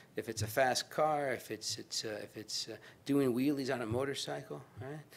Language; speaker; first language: English; native; English